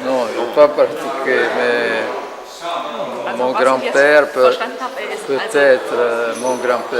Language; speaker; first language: French; non-native, fluent; Italian